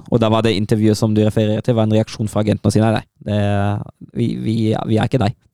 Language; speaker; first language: Norwegian; non-native, fluent; German